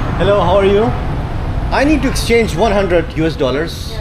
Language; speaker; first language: English; non-native, local second language; Urdu